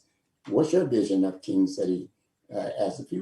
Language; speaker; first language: English; native; English